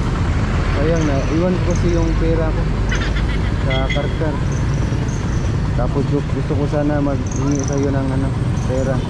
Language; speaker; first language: Filipino; non-native, local second language; Cebuano